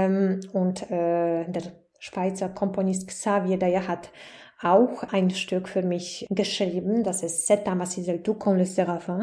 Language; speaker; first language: German; non-native, fluent; Polish